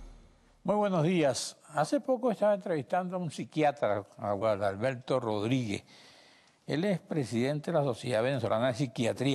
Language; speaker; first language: Spanish; native; Spanish